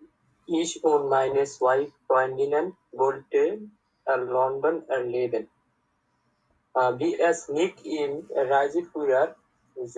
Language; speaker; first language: German; non-native, learner; Bangla